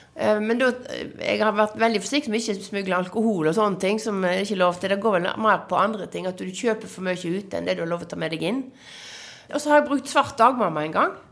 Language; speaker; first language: Norwegian; native; Norwegian